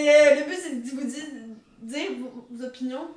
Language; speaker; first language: French; native; French